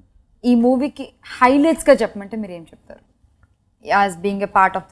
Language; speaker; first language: Telugu; native; Telugu